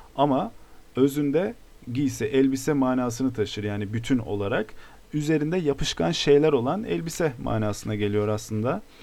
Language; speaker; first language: Turkish; native; Turkish